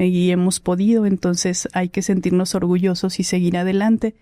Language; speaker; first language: Spanish; native; Spanish